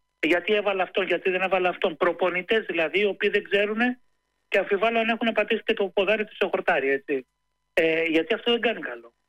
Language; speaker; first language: Greek; native; Greek